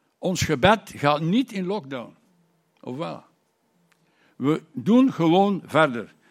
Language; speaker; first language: Dutch; native; Dutch